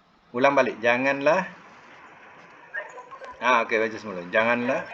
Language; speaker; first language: Malay; native; Malay